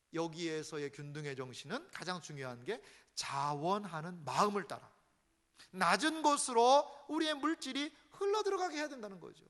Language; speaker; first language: Korean; native; Korean